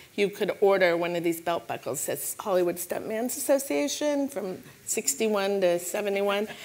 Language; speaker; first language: English; native; English